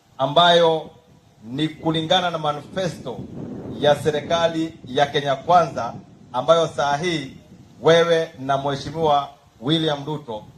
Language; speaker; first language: Swahili; native; Swahili